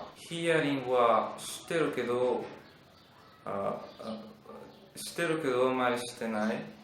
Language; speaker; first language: Japanese; non-native, learner; Portuguese